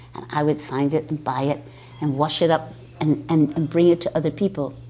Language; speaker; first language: English; native; English